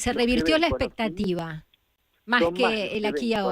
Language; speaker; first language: Spanish; native; Spanish